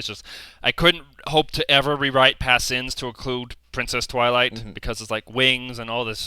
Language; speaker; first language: English; native; English